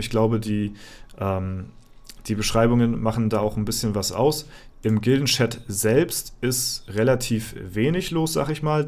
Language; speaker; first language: German; native; German